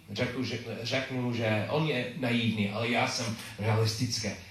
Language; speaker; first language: Czech; non-native, learner; English